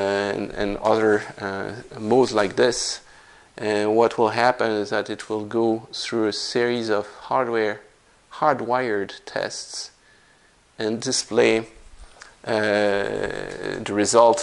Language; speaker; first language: English; non-native, fluent; French